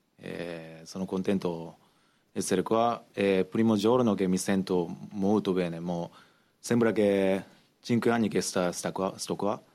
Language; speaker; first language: Italian; non-native, learner; Japanese